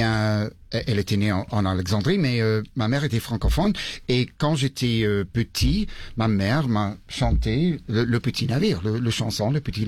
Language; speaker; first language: French; early bilingual, heritage; English